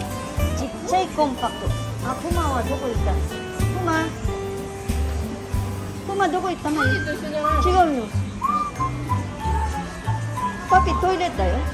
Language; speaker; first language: Japanese; non-native, fluent; Filipino